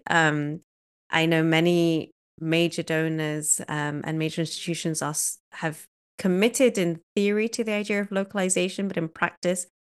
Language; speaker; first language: English; native; English